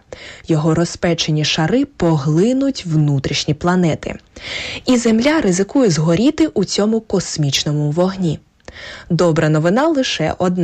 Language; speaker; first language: Ukrainian; native; Ukrainian